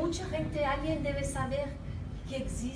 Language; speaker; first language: Portuguese; non-native, learner; Spanish